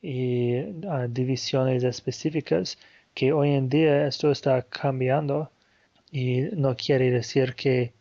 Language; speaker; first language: Spanish; non-native, fluent; Portuguese